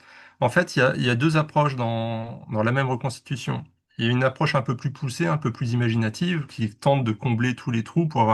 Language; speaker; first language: French; native; French